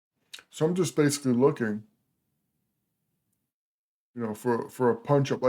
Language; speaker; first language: English; native; English